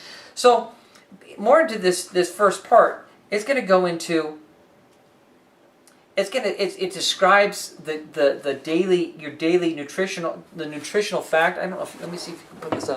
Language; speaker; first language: English; native; English